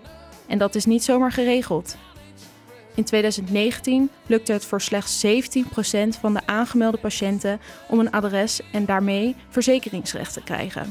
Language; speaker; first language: Dutch; native; Dutch